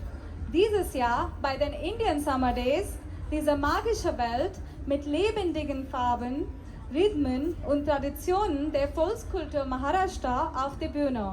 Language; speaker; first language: German; non-native, fluent; Marathi